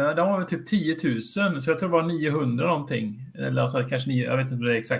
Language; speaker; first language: Swedish; native; Swedish